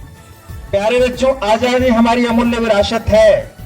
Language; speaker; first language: Hindi; native; Hindi